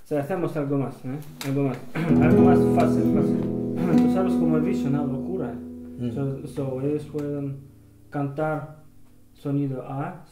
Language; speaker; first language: Spanish; non-native, learner; Russian